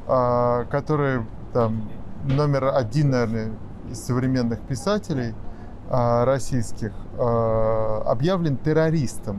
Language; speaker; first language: Russian; native; Russian